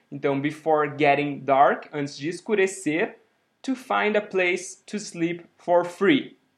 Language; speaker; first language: English; non-native, fluent; Portuguese